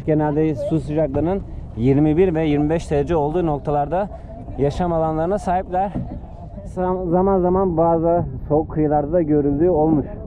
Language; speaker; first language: Turkish; native; Turkish